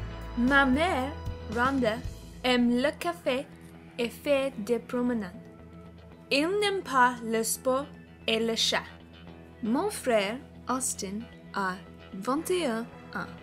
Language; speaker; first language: French; non-native, learner; English